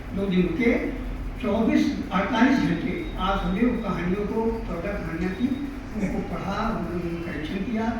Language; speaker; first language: Hindi; native; Hindi